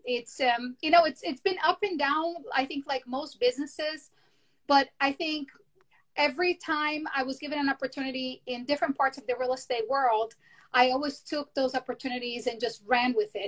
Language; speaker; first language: English; non-native, fluent; Portuguese